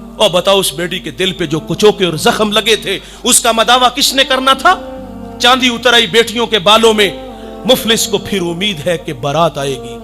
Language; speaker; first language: Urdu; non-native, local second language; Punjabi